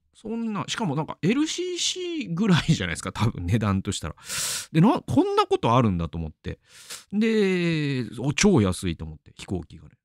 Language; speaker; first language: Japanese; native; Japanese